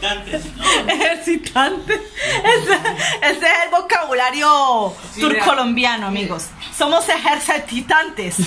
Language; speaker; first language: Spanish; native; Spanish